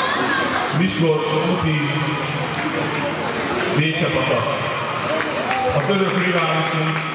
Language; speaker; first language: Hungarian; native; Hungarian